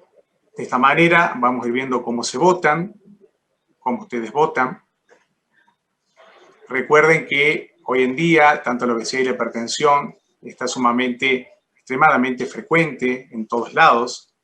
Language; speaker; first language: Spanish; native; Spanish